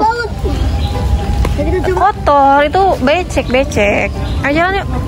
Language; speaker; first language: Indonesian; native; Indonesian